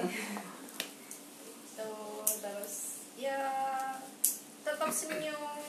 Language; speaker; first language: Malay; non-native, local second language; Javanese